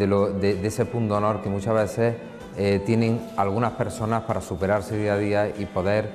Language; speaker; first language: Spanish; native; Spanish